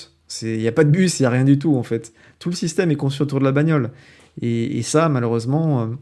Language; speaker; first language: French; native; French